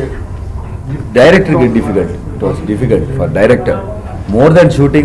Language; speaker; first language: Telugu; non-native, local second language; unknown